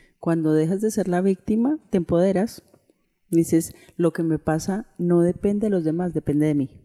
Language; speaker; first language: Spanish; native; Spanish